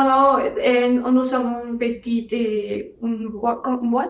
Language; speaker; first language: French; non-native, learner; Spanish